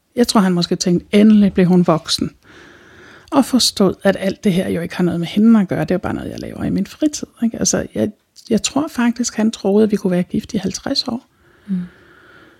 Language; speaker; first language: Danish; native; Danish